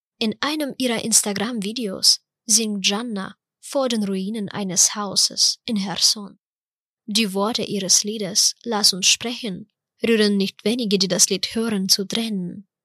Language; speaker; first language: German; non-native, fluent; Ukrainian